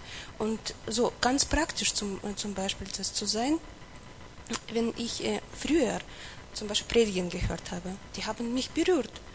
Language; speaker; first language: German; non-native, learner; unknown